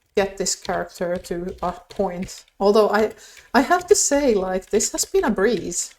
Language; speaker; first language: English; non-native, fluent; Finnish